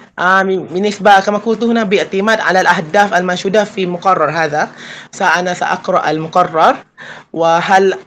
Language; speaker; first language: Arabic; non-native, fluent; Malay